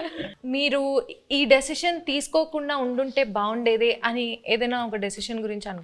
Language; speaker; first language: Telugu; native; Telugu